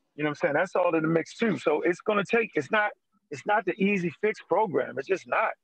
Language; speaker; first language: English; native; English